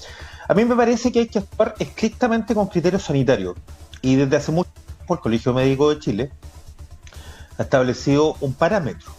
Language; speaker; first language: Spanish; native; Spanish